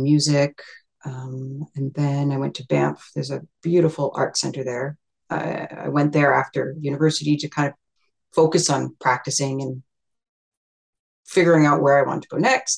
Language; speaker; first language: English; native; English